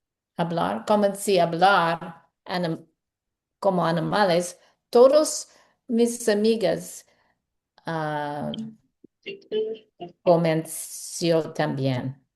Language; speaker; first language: Spanish; non-native, learner; English